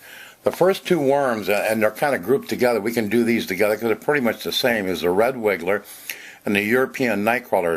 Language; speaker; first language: English; native; English